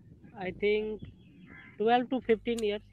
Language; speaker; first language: English; non-native, learner; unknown